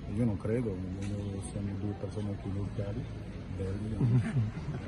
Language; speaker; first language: Italian; non-native, fluent; French